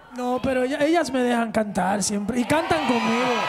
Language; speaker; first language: Spanish; early bilingual, heritage; Spanish